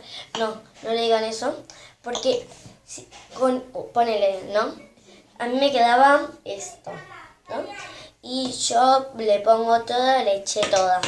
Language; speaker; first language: Spanish; native; Spanish